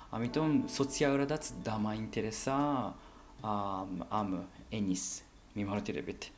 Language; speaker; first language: Georgian; non-native, fluent; Japanese